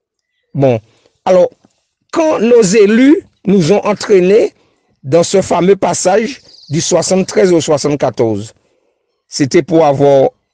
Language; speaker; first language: French; native; French